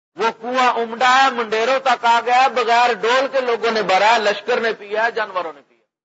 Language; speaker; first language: Urdu; non-native, local second language; Punjabi